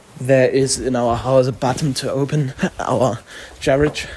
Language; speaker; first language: English; non-native, learner; German